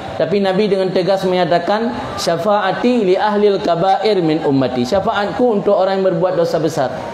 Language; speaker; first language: Malay; non-native, local second language; Achinese